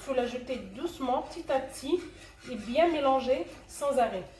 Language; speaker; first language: French; non-native, local second language; Arabic